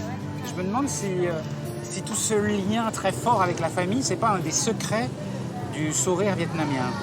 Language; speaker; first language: French; native; French